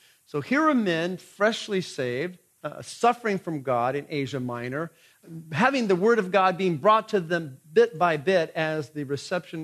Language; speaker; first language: English; native; English